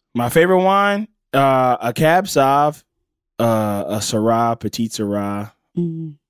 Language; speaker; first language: English; native; English